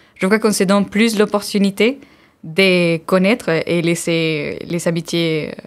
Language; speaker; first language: French; non-native, fluent; Spanish